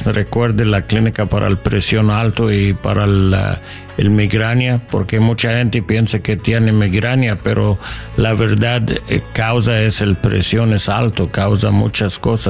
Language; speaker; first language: Spanish; non-native, learner; English